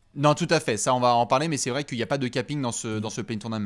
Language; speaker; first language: French; native; French